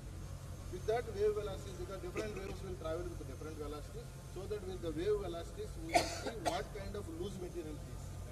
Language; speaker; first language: English; non-native, local second language; Telugu